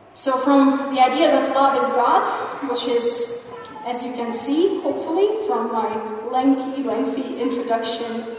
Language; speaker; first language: English; non-native, fluent; Russian